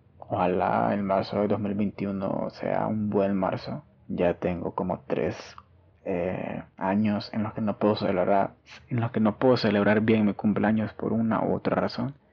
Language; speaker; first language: Spanish; native; Spanish